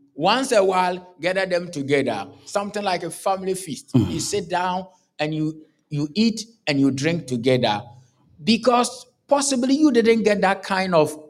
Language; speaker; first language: English; non-native, local second language; Akan